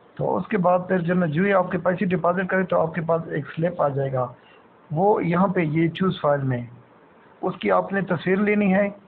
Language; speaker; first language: Urdu; non-native, local second language; Pashto